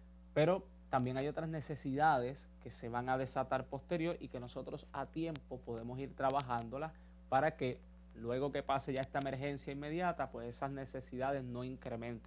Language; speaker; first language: Spanish; native; Spanish